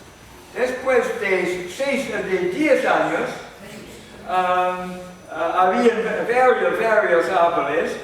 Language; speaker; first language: Spanish; non-native, fluent; English